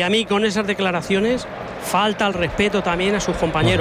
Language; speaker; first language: Spanish; native; Spanish